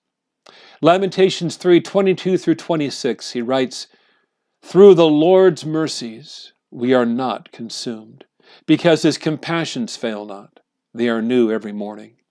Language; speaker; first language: English; native; English